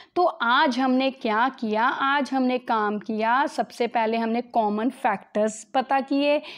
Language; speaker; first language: Hindi; native; Hindi